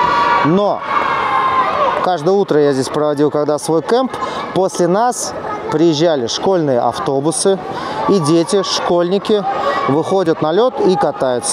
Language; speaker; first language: Russian; native; Russian